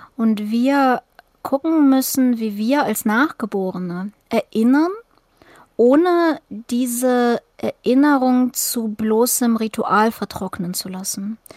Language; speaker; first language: German; early bilingual, other home language; Russian